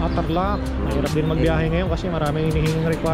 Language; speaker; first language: Filipino; native; Filipino